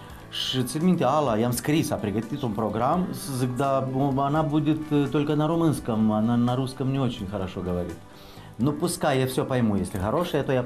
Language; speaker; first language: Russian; non-native, local second language; Romanian